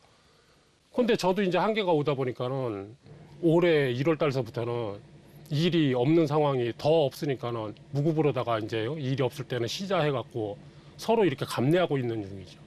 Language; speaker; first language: Korean; native; Korean